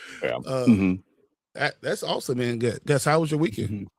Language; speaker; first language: English; native; English